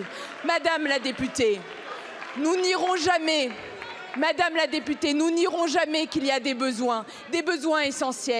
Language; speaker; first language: French; native; French